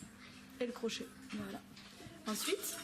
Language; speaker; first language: French; native; French